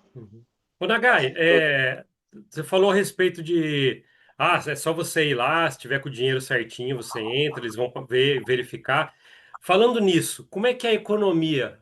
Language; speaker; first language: Portuguese; native; Portuguese